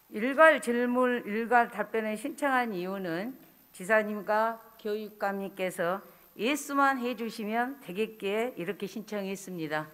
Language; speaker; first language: Korean; native; Korean